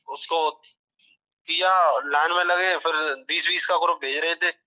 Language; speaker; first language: Hindi; native; Hindi